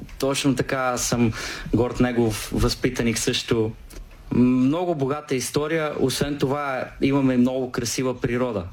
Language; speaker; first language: Bulgarian; native; Bulgarian